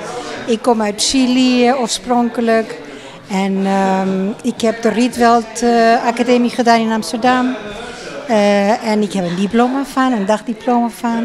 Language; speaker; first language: Dutch; non-native, fluent; Spanish